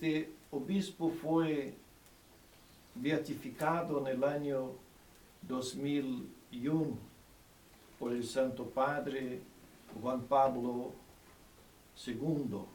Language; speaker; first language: Spanish; non-native, fluent; Portuguese